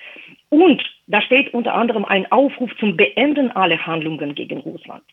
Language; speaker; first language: German; non-native, fluent; Russian